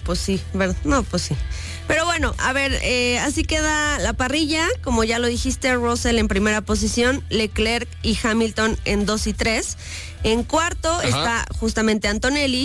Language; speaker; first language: Spanish; native; Spanish